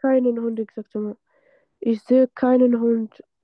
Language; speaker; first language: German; non-native, fluent; French